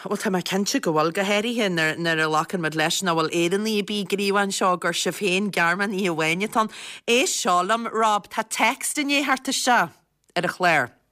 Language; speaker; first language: Irish; native; Irish